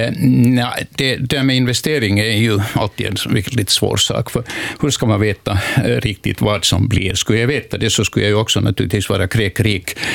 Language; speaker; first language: Swedish; native; Swedish